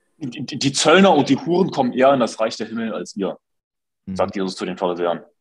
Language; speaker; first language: German; native; German